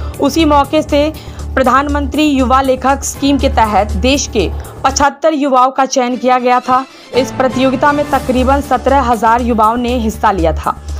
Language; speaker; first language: Hindi; native; Hindi